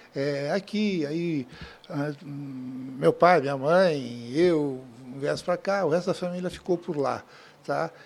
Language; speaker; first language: Portuguese; early bilingual, other home language; Spanish